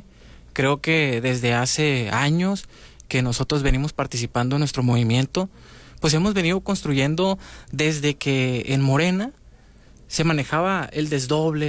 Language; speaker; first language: Spanish; native; Spanish